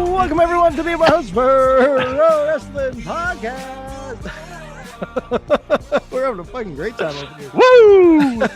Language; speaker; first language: English; native; English